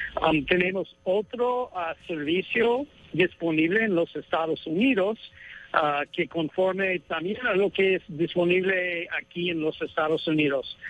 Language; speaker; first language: Spanish; non-native, fluent; English